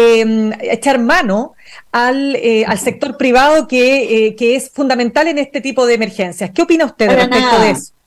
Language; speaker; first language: Spanish; native; Spanish